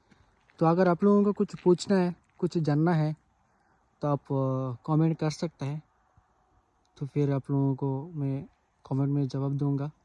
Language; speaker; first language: Hindi; non-native, fluent; Bangla